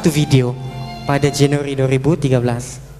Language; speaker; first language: Malay; native; Malay